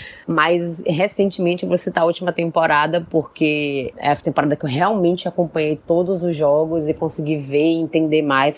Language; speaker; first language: Portuguese; native; Portuguese